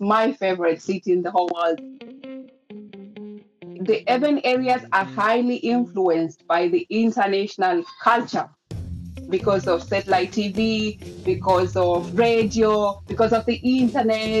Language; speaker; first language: English; non-native, local second language; Shona